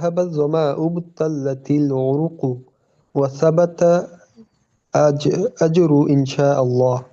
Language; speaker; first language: Arabic; non-native, learner; Bangla